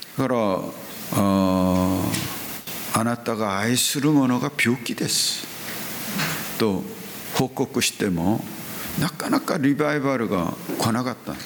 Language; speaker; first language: Japanese; non-native, fluent; Korean